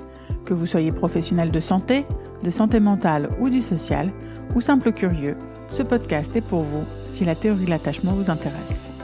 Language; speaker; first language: French; native; French